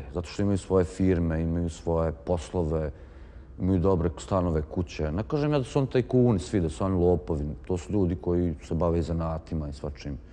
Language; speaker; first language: Croatian; native; Croatian